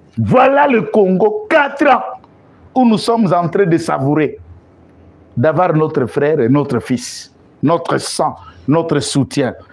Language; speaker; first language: French; non-native, local second language; Lingala